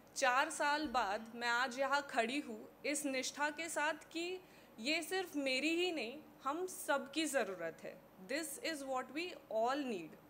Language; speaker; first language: Hindi; non-native, local second language; Marathi